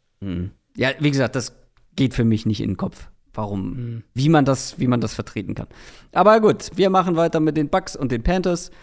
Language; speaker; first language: German; native; German